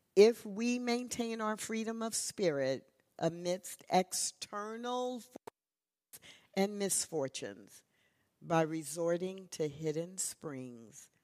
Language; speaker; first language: English; native; English